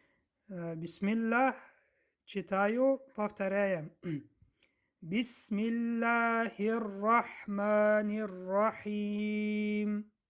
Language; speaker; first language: Russian; non-native, local second language; Tajik